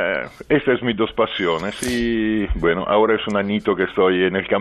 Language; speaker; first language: Spanish; non-native, fluent; Italian